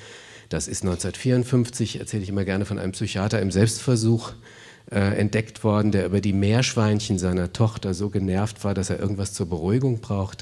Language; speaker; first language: German; native; German